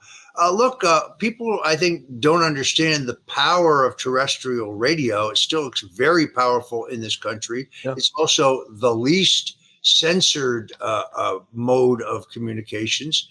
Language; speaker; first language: English; native; English